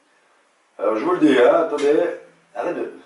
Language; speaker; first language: French; native; French